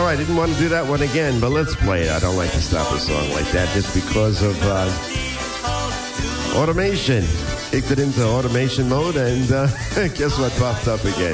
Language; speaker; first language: English; early bilingual, other home language; Polish